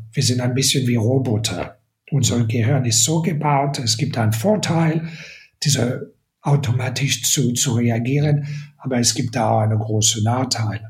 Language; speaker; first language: German; non-native, fluent; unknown